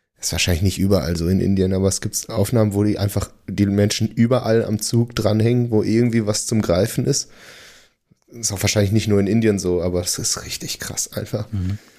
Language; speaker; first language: German; early bilingual, other home language; Portuguese